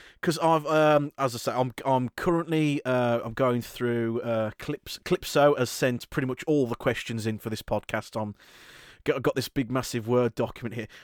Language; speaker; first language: English; native; English